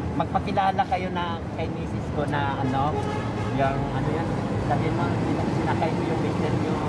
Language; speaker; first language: Filipino; non-native, local second language; Cebuano